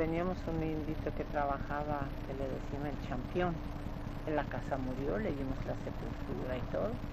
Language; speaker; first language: Spanish; early bilingual, other home language; Russian